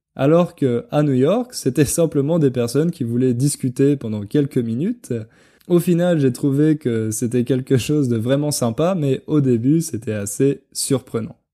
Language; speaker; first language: French; native; French